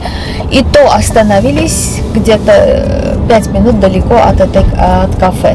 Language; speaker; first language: Russian; non-native, local second language; Armenian